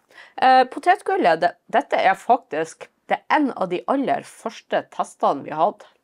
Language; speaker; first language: Norwegian; native; Norwegian